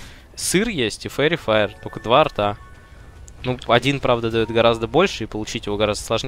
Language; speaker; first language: Russian; native; Russian